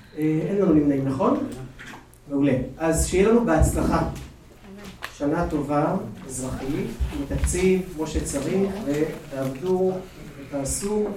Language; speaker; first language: Hebrew; native; Hebrew